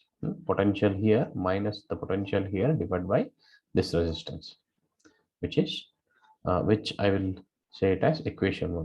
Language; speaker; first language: English; non-native, local second language; Kannada